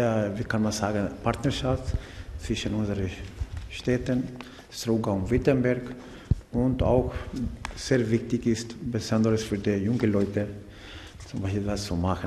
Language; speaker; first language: German; non-native, fluent; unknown